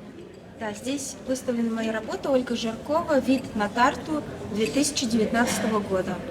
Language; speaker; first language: Russian; native; Russian